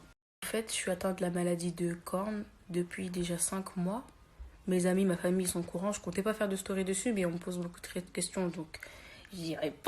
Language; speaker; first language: French; native; French